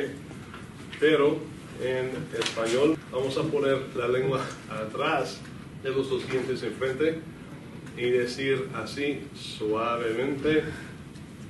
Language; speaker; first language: Spanish; non-native, fluent; English